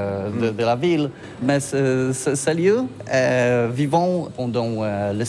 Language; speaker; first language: French; non-native, learner; Polish